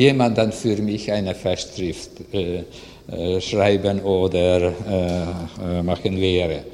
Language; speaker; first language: German; non-native, learner; Hungarian